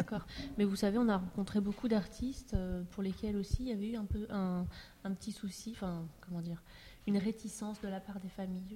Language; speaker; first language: French; native; French